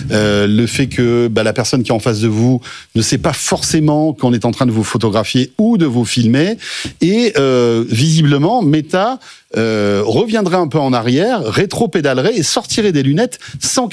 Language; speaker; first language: French; native; French